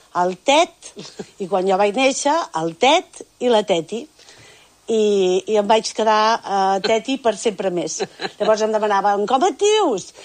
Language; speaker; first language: Catalan; native; Catalan